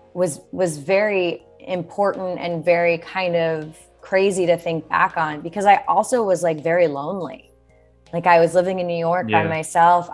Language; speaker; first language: English; native; English